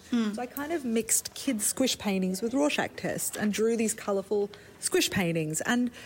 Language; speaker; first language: English; native; English